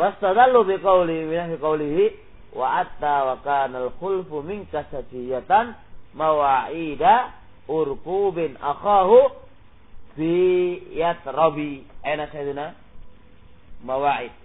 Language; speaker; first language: Arabic; non-native, fluent; Indonesian